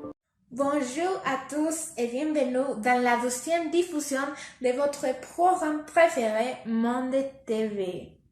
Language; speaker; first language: French; non-native, learner; Spanish